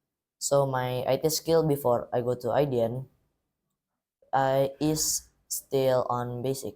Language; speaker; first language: English; non-native, learner; Indonesian